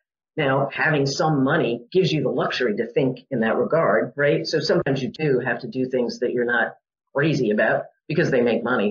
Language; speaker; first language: English; native; English